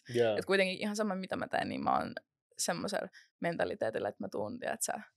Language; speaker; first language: Finnish; non-native, local second language; Russian